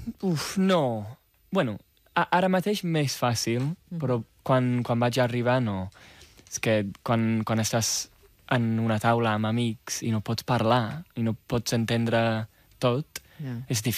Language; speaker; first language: Catalan; non-native, fluent; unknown